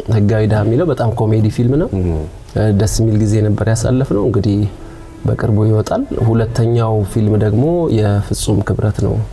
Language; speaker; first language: Amharic; native; Amharic